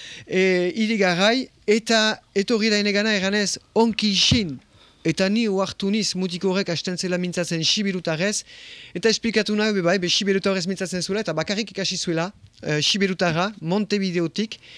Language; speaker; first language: Basque; early bilingual, heritage; Basque